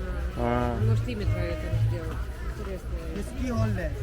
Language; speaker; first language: Russian; native; Russian